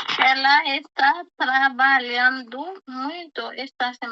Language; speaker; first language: Portuguese; non-native, learner; Haitian Creole